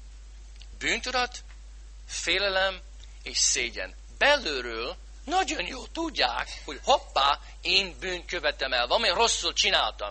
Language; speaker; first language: Hungarian; non-native, fluent; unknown